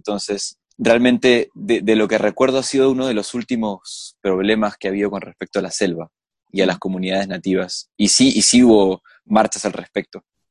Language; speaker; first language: Spanish; native; Spanish